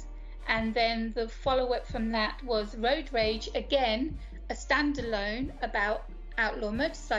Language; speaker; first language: English; native; English